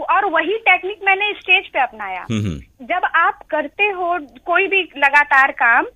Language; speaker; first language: Hindi; native; Hindi